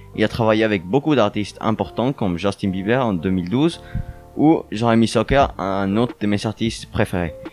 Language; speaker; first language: French; early bilingual, other home language; Spanish